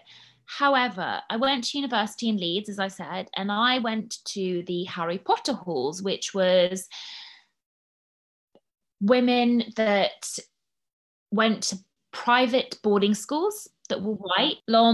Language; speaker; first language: English; native; English